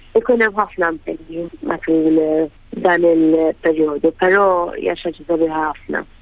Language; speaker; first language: Maltese; native; Maltese